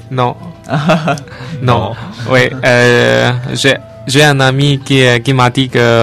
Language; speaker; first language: French; non-native, learner; Chinese